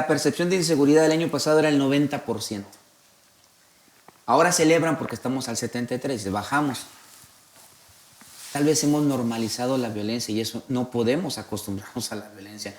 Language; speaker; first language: Spanish; native; Spanish